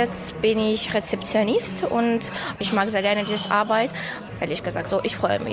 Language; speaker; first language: German; non-native, learner; Ukrainian